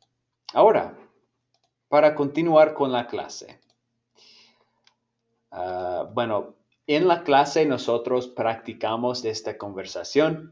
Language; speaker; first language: Spanish; non-native, fluent; English